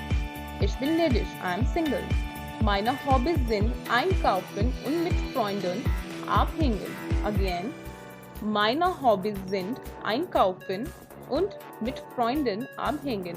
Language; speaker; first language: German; non-native, learner; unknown